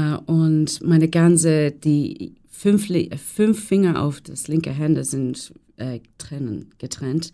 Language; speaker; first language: German; non-native, fluent; English